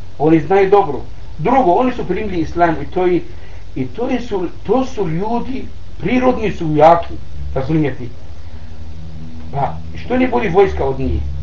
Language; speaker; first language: Bosnian; non-native, learner; Arabic